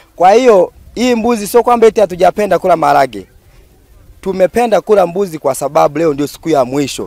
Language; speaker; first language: Swahili; native; Swahili